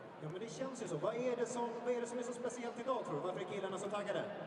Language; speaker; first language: Swedish; native; Swedish